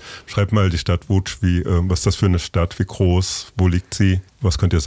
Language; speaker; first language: German; native; German